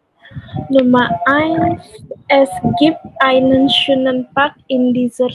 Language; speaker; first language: German; non-native, learner; Indonesian